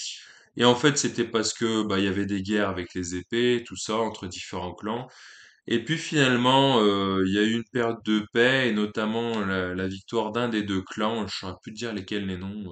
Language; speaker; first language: French; native; French